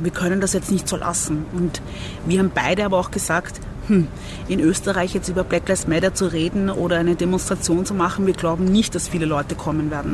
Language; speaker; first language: German; early bilingual, other home language; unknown